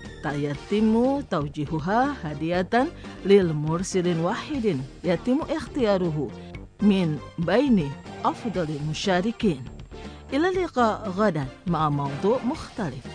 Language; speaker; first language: Arabic; non-native, fluent; Indonesian